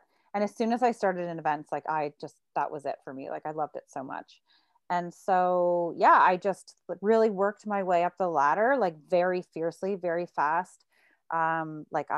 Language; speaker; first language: English; native; English